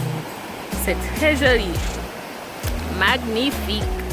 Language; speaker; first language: French; non-native, learner; English